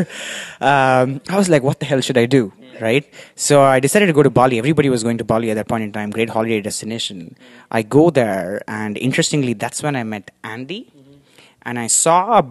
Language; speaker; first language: English; non-native, local second language; Tamil